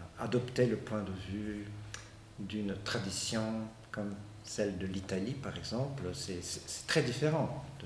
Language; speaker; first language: French; non-native, fluent; Bulgarian